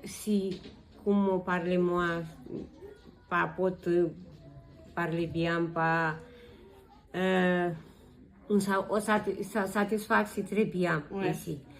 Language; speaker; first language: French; non-native, learner; Romanian